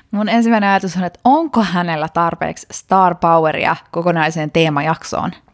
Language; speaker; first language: Finnish; native; Finnish